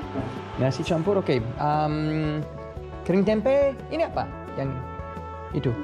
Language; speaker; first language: Indonesian; non-native, learner; English